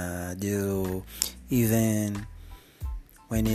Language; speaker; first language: English; non-native, fluent; Portuguese